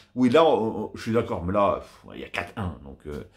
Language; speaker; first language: French; native; French